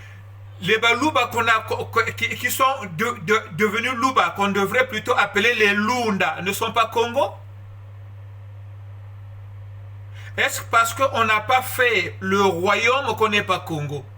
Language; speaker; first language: French; non-native, local second language; Kongo